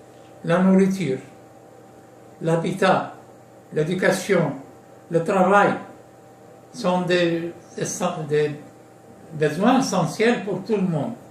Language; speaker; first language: French; non-native, local second language; Arabic